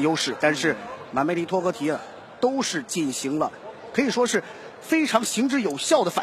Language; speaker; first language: Chinese; native; Chinese